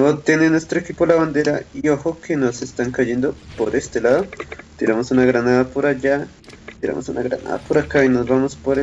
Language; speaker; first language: Spanish; native; Spanish